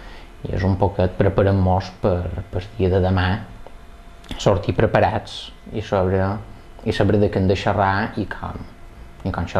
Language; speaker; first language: Catalan; native; Catalan